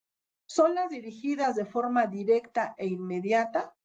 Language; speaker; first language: Spanish; native; Spanish